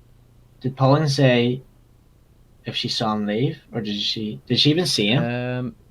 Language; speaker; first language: English; native; English